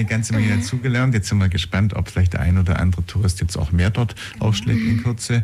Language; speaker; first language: German; native; German